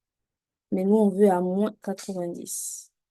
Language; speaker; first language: French; native; French